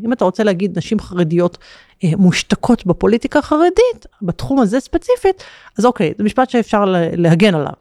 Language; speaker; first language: Hebrew; native; Hebrew